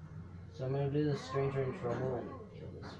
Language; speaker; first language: English; native; English